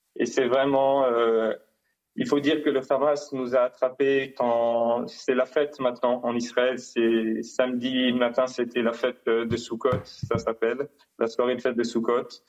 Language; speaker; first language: French; non-native, fluent; Hebrew